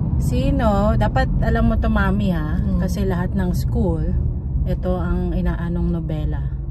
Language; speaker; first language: Filipino; native; Filipino